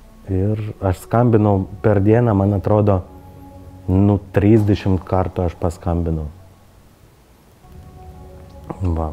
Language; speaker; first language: Lithuanian; non-native, learner; Ukrainian